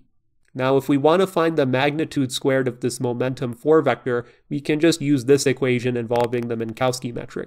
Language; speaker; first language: English; native; English